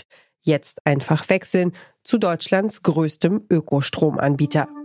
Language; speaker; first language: German; native; German